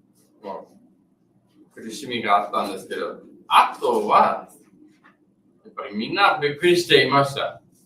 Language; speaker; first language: Japanese; non-native, learner; English